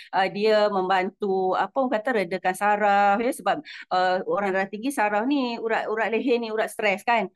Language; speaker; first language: Malay; native; Malay